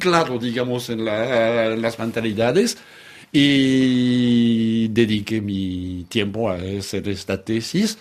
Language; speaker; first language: Spanish; non-native, fluent; French